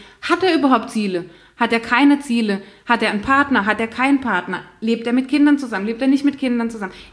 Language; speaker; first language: German; native; German